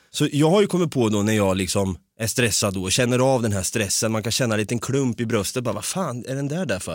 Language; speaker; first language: Swedish; native; Swedish